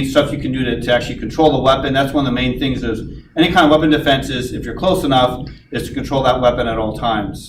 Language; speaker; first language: English; native; English